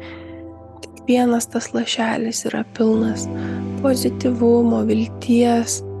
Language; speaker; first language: Lithuanian; native; Lithuanian